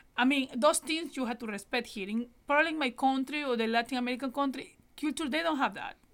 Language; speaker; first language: English; non-native, learner; Spanish